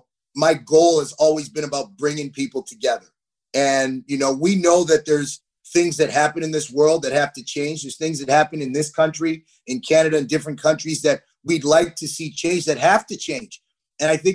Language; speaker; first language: English; native; English